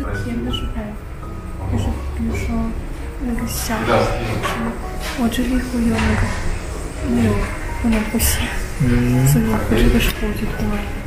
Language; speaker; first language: Chinese; non-native, learner; Russian